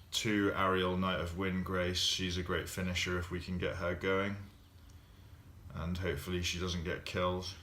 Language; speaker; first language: English; native; English